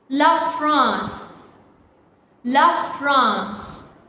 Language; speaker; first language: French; non-native, fluent; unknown